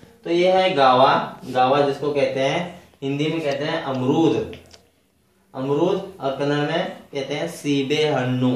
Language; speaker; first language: Hindi; non-native, local second language; Kannada